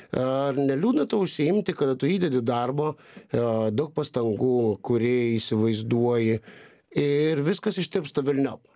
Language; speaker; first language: Lithuanian; native; Lithuanian